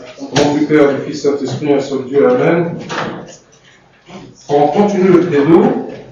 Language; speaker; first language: French; non-native, fluent; Arabic